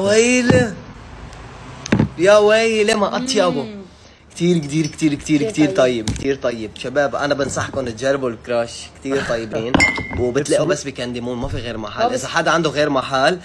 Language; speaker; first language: Arabic; native; Arabic